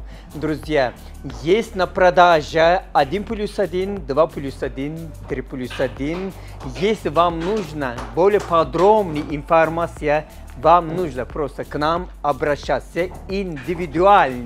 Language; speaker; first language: Russian; non-native, fluent; Turkish